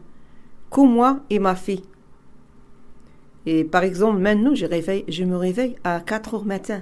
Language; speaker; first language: French; non-native, learner; Arabic